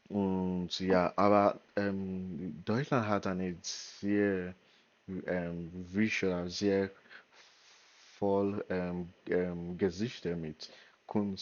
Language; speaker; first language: German; non-native, learner; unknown